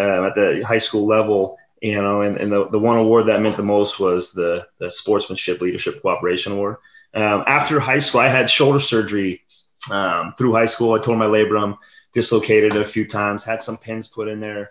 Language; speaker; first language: English; native; English